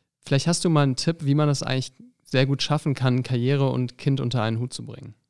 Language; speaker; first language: German; native; German